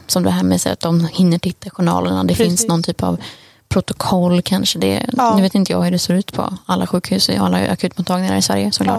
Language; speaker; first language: Swedish; native; Swedish